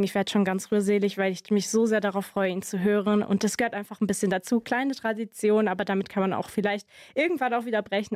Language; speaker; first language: German; native; German